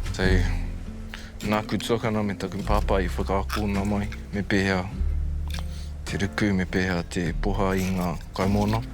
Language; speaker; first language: Māori; non-native, local second language; English